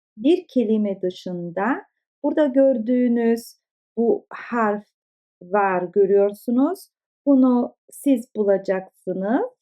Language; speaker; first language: Turkish; early bilingual, heritage; Turkish